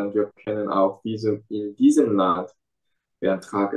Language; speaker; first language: German; non-native, fluent; Korean